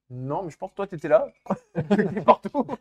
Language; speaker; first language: French; native; French